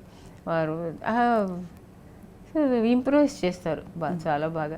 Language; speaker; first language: Telugu; non-native, local second language; Tamil